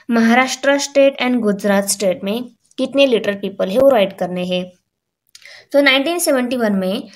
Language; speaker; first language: Hindi; non-native, local second language; Marathi